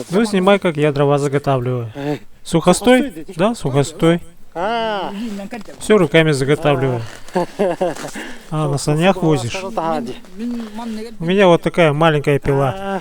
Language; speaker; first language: Russian; non-native, local second language; Yakut